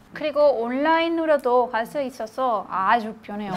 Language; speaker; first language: Korean; non-native, learner; Spanish